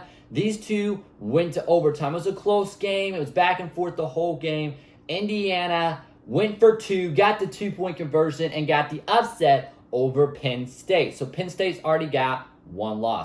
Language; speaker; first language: English; native; English